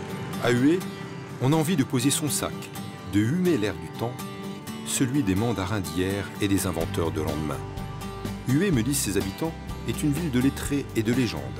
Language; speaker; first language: French; native; French